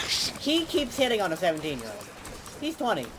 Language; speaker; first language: English; native; English